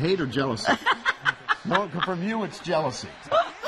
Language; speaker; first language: English; native; English